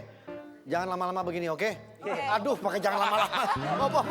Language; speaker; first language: Indonesian; native; Indonesian